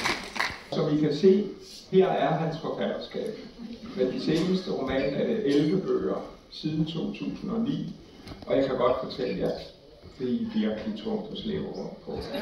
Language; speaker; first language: Danish; native; Danish